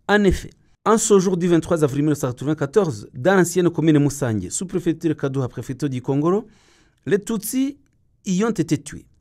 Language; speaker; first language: French; non-native, local second language; Kinyarwanda